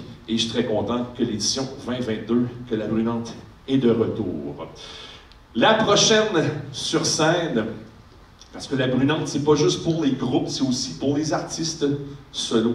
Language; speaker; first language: French; native; French